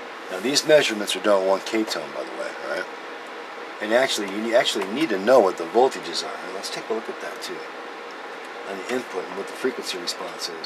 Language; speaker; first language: English; native; English